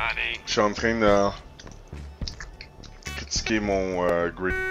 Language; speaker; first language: French; native; French